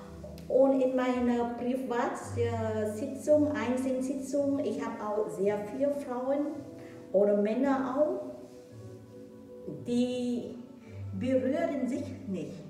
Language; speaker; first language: German; non-native, learner; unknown